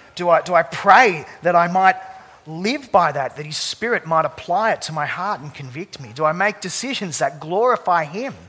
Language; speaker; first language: English; native; English